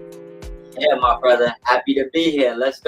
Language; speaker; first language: English; native; English